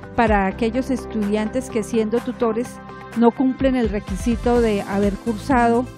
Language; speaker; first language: Spanish; non-native, fluent; French